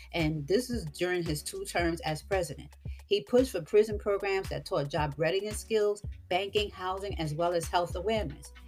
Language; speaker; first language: English; native; English